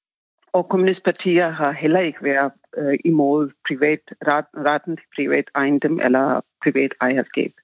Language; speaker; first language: Danish; non-native, fluent; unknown